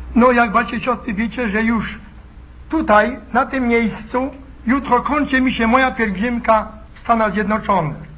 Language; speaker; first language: Polish; early bilingual, heritage; Polish